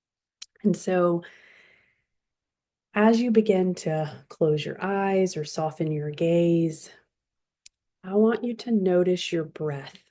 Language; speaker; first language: English; native; English